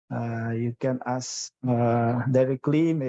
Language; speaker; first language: English; non-native, fluent; Indonesian